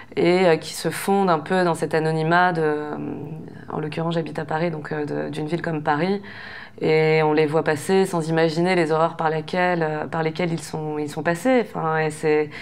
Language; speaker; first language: French; native; French